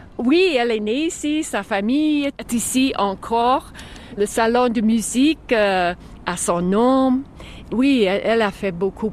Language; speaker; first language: French; non-native, fluent; English